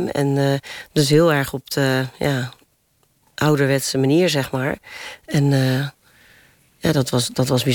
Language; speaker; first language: Dutch; native; Dutch